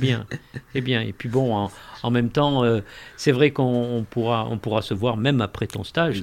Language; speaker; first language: French; native; French